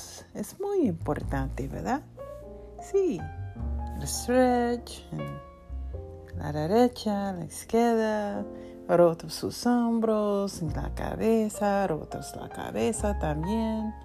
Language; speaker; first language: Spanish; non-native, learner; English